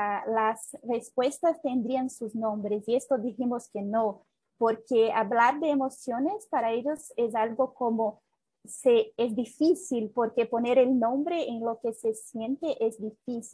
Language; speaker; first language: Spanish; non-native, fluent; Portuguese